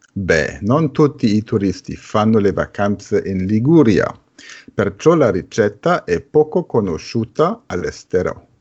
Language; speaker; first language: Italian; non-native, fluent; German